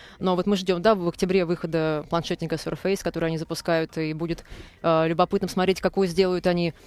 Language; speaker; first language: Russian; native; Russian